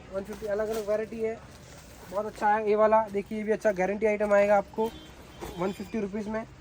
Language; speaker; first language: Hindi; non-native, local second language; Kannada